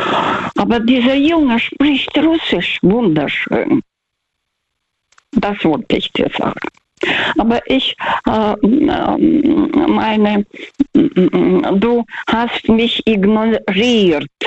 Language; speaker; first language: German; non-native, learner; Russian